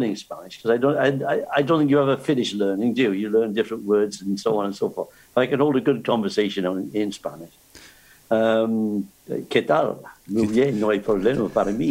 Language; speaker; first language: English; native; English